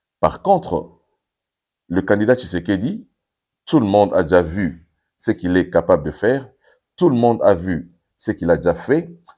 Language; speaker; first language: French; non-native, local second language; Lingala